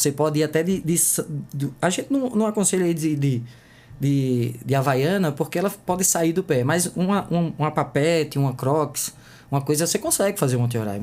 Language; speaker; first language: Portuguese; native; Portuguese